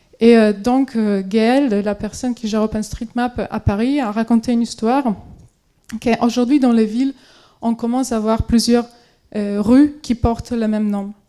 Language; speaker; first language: French; non-native, fluent; Polish